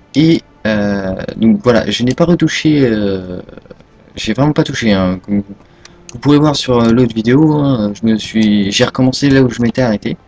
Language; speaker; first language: French; native; French